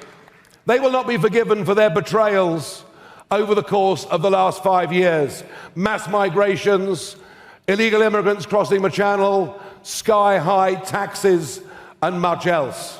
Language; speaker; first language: English; native; English